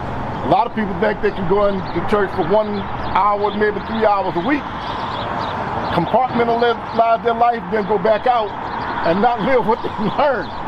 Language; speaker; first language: English; native; English